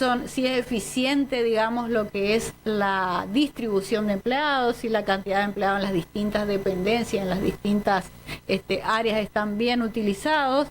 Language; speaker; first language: Spanish; native; Spanish